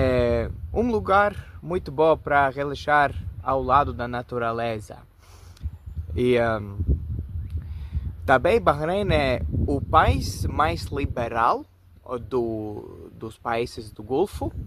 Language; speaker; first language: Portuguese; non-native, fluent; Latvian